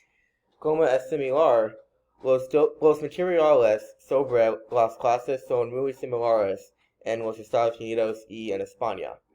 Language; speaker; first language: Spanish; non-native, learner; English